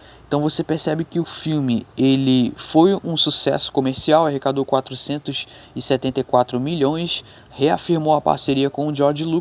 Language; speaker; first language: Portuguese; native; Portuguese